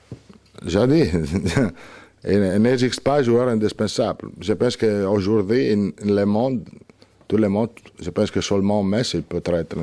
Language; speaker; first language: French; non-native, learner; Italian